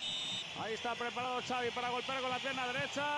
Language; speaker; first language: Spanish; native; Spanish